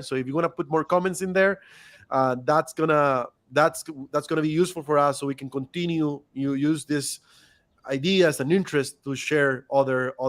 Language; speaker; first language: English; non-native, fluent; Spanish